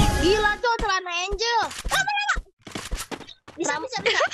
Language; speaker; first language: Indonesian; native; Indonesian